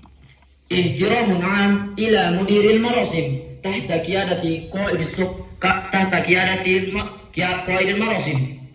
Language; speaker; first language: Arabic; non-native, learner; Indonesian